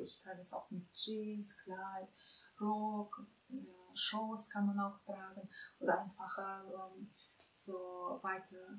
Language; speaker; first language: German; non-native, fluent; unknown